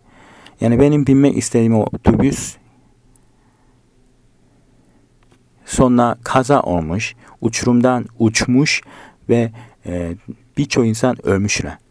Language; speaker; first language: Turkish; non-native, learner; Korean